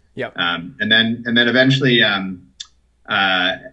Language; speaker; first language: English; native; English